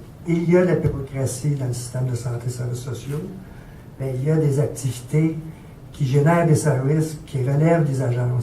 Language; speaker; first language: French; native; French